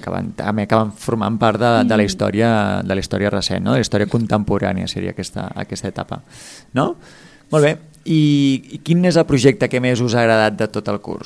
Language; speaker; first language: Catalan; native; Catalan